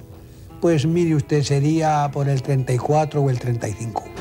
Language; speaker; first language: Spanish; native; Spanish